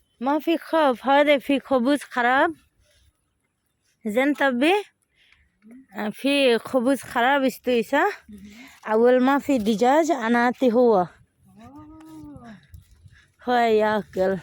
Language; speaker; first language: Arabic; non-native, learner; Bangla